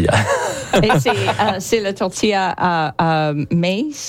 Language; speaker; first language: French; non-native, learner; English